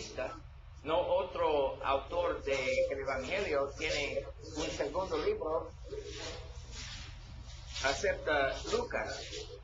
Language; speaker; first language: Spanish; non-native, learner; English